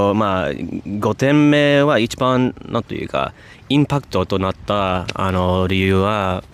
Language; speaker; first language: Japanese; non-native, fluent; English